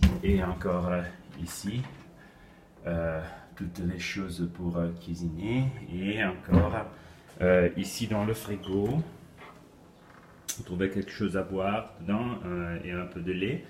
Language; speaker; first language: French; non-native, fluent; Italian